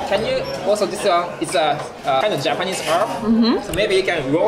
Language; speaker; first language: English; non-native, learner; Japanese